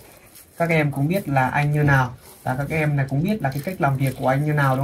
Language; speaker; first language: Vietnamese; native; Vietnamese